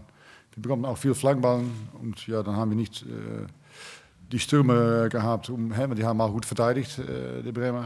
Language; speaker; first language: German; non-native, fluent; Dutch